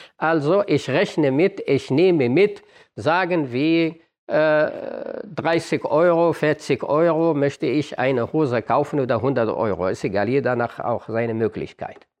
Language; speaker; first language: German; non-native, fluent; Arabic